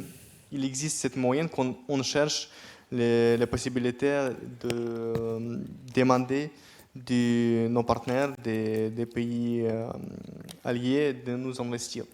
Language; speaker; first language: French; non-native, fluent; Ukrainian